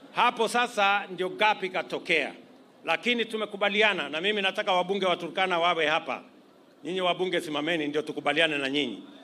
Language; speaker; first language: Swahili; non-native, local second language; Kalenjin